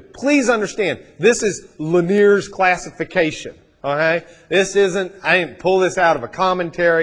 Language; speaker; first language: English; native; English